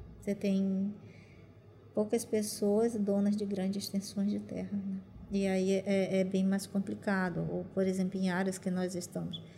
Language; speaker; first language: Portuguese; non-native, local second language; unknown